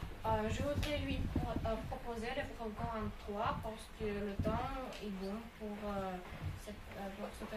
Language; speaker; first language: French; non-native, learner; Russian